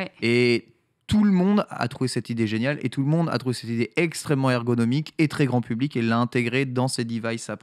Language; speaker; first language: French; native; French